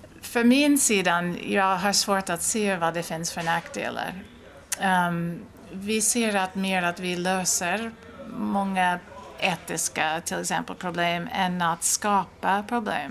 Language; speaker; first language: Swedish; non-native, fluent; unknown